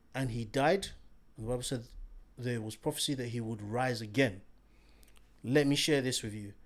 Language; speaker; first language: English; native; English